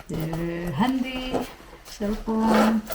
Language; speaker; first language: English; non-native, learner; Cebuano